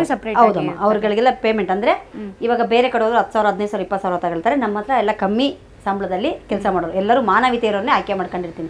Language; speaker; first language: Kannada; native; Kannada